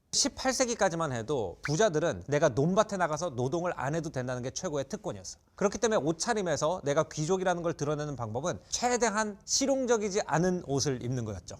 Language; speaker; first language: Korean; native; Korean